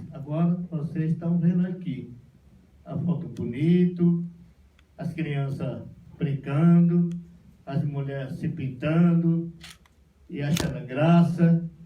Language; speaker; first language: Portuguese; non-native, local second language; Yanomámi